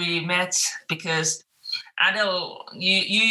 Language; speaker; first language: English; non-native, fluent; Finnish